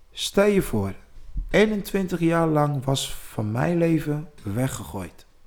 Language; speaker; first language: Dutch; non-native, fluent; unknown